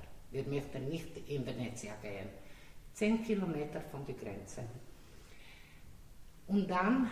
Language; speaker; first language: German; non-native, learner; Slovenian